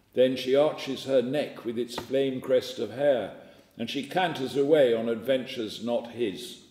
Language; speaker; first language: English; native; English